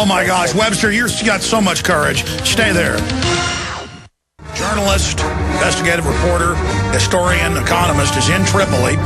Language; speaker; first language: English; native; English